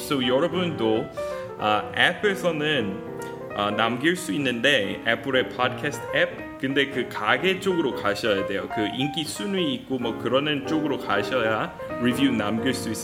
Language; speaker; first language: Korean; non-native, fluent; English